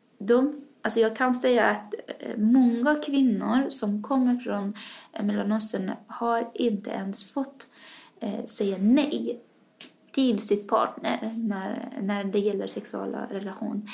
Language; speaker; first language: Swedish; non-native, fluent; Persian